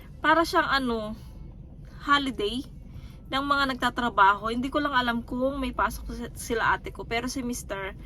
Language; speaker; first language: Filipino; non-native, local second language; Pampanga